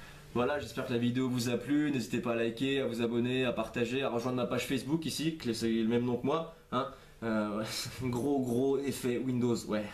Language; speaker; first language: French; native; French